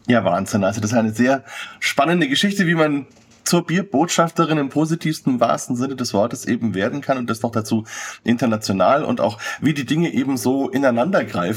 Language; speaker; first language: German; native; German